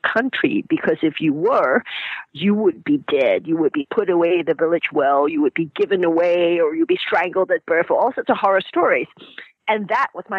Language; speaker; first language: English; non-native, local second language; Cantonese